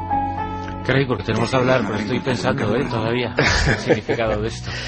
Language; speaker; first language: Spanish; native; Spanish